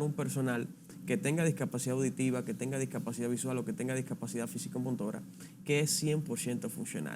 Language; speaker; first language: Spanish; native; Spanish